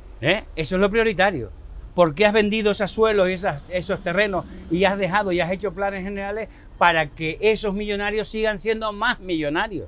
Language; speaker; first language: Spanish; native; Spanish